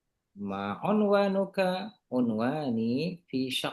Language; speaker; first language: Arabic; non-native, fluent; Indonesian